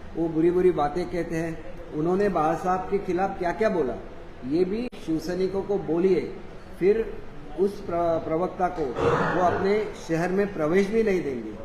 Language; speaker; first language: Hindi; non-native, local second language; Marathi